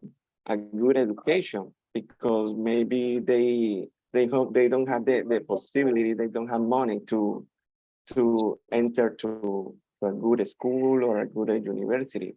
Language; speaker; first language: English; non-native, learner; Spanish